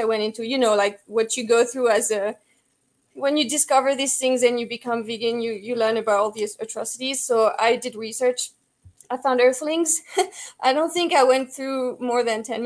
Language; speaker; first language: English; non-native, fluent; French